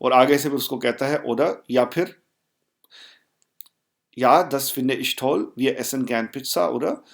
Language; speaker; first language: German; non-native, fluent; Urdu